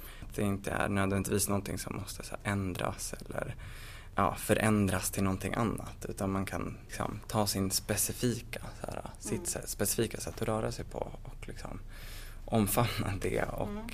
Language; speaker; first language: Swedish; native; Swedish